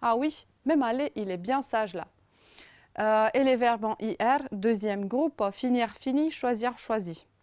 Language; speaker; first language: French; non-native, fluent; Romanian